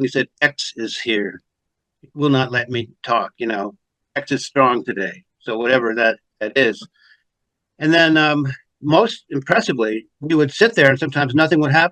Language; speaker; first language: English; native; English